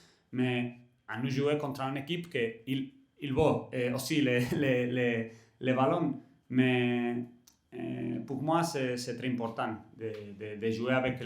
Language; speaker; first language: French; non-native, learner; Catalan